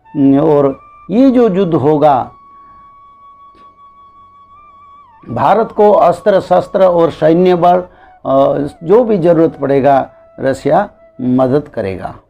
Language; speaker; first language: Hindi; non-native, local second language; Odia